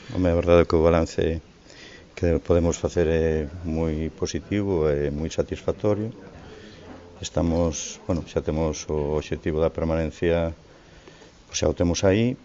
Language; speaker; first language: Galician; non-native, local second language; Spanish